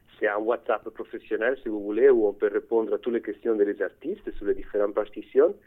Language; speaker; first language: French; non-native, fluent; Italian